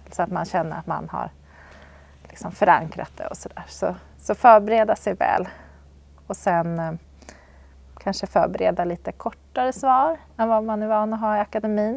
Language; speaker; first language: Swedish; native; Swedish